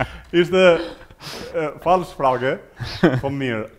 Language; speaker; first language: German; non-native, learner; Albanian